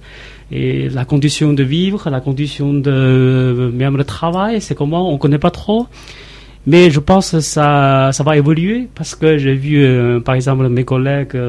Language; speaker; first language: French; non-native, learner; Chinese